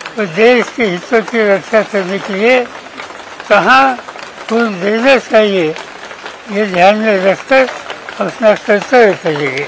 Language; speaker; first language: Hindi; non-native, local second language; Marathi